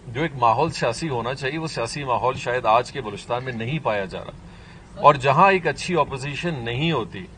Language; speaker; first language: Urdu; non-native, local second language; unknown